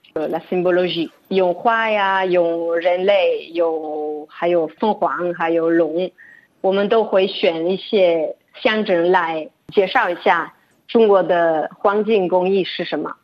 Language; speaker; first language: Chinese; non-native, fluent; French